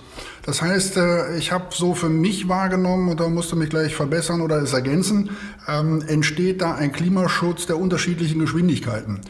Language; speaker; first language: German; native; German